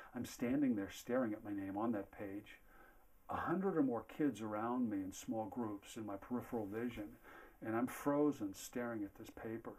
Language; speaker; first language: English; native; English